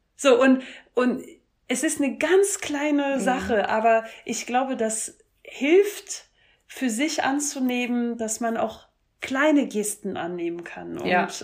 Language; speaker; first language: German; non-native, fluent; French